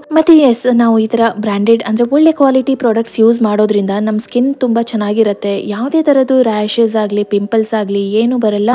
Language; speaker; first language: Kannada; non-native, local second language; Konkani